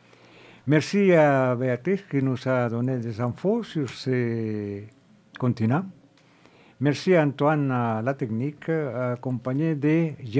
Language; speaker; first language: French; non-native, fluent; Spanish